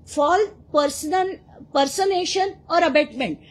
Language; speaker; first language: Hindi; non-native, local second language; Marathi